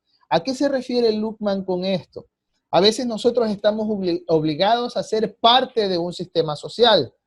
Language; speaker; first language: Spanish; native; Spanish